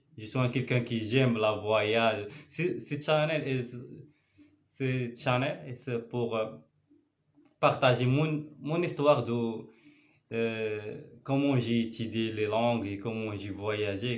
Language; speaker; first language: French; non-native, learner; Arabic